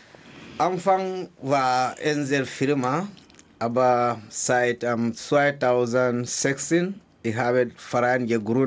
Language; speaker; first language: German; non-native, learner; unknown